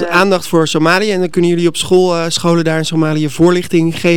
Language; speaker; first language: Dutch; native; Dutch